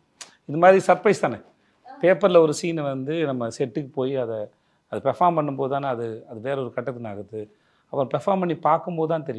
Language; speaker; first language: Tamil; native; Tamil